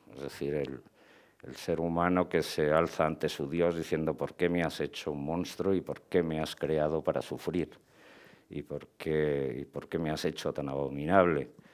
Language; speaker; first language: Spanish; native; Spanish